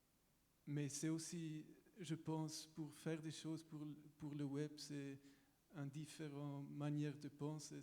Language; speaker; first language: French; non-native, local second language; German